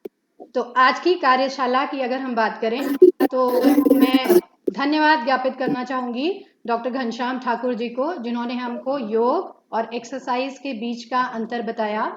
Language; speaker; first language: Hindi; native; Hindi